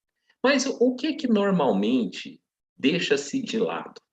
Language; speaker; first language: Portuguese; native; Portuguese